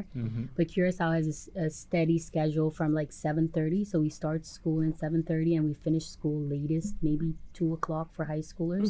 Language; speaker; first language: English; non-native, fluent; Papiamento